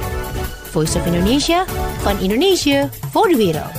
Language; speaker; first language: Dutch; non-native, fluent; Indonesian